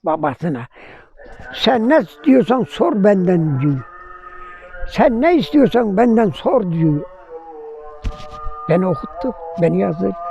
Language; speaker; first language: Turkish; native; Turkish